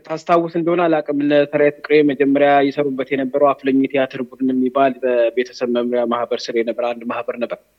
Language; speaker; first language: Amharic; native; Amharic